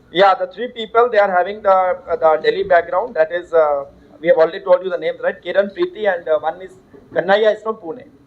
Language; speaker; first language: English; non-native, local second language; Hindi